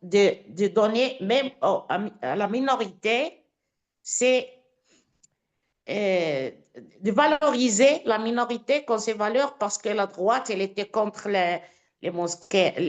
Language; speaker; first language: French; non-native, fluent; Italian